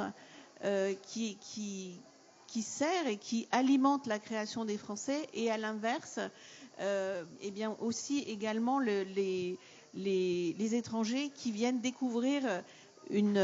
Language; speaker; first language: French; native; French